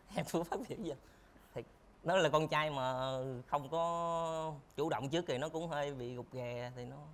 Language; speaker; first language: Vietnamese; native; Vietnamese